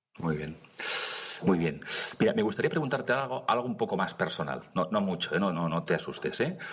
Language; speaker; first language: Spanish; non-native, local second language; Catalan